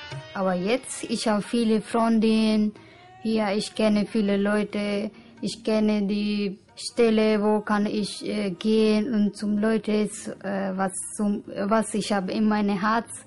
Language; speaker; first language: German; non-native, learner; Punjabi